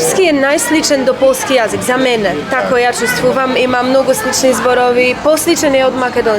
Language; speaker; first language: Macedonian; non-native, learner; Polish